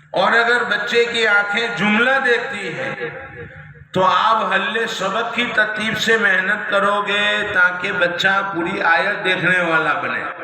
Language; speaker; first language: Urdu; non-native, local second language; Gujarati